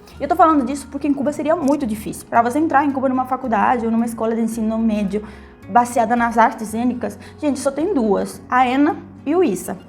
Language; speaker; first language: Portuguese; non-native, fluent; Spanish